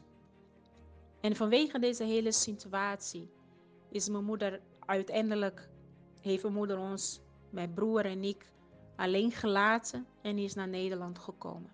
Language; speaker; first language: Dutch; non-native, fluent; Portuguese